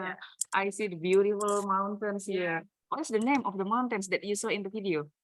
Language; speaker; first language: English; non-native, fluent; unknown